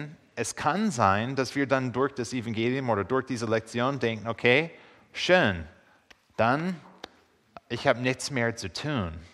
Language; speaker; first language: German; non-native, fluent; English